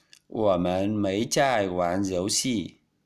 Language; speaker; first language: Chinese; non-native, learner; Vietnamese